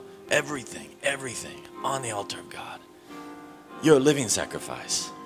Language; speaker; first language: English; native; English